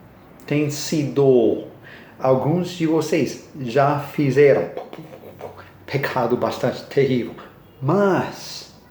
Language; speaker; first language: Portuguese; non-native, learner; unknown